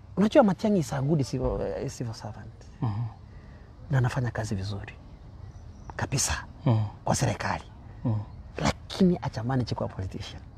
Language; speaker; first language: Swahili; non-native, local second language; Gusii